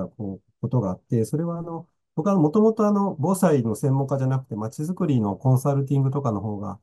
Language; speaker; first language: Japanese; native; Japanese